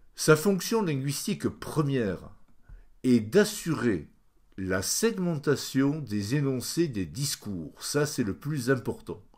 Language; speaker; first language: French; native; French